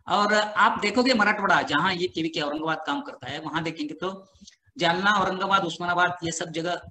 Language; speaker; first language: Hindi; non-native, local second language; Marathi